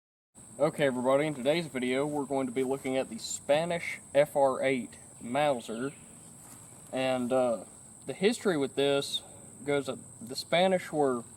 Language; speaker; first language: English; native; English